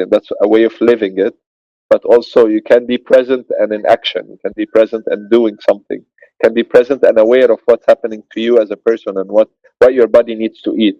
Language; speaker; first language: English; non-native, fluent; Arabic